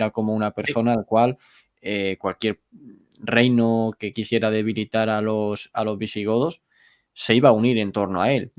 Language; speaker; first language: Spanish; native; Spanish